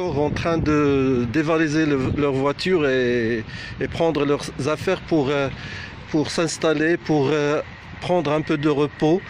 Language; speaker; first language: French; non-native, local second language; Arabic